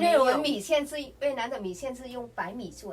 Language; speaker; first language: Chinese; non-native, fluent; Vietnamese